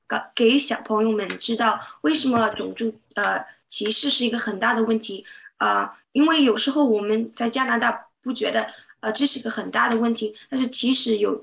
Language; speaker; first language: Chinese; early bilingual, heritage; Chinese